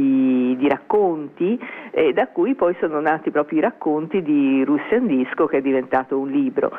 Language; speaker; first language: Italian; native; Italian